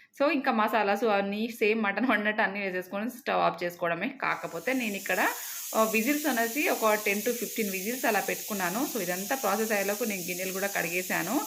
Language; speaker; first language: Telugu; non-native, local second language; Lambadi